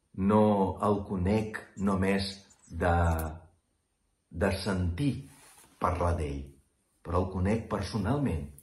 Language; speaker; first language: Catalan; non-native, fluent; Portuguese